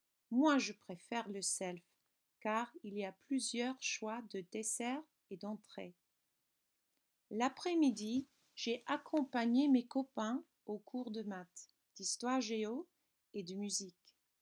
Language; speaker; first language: French; non-native, fluent; English